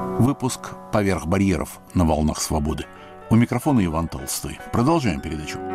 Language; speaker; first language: Russian; native; Russian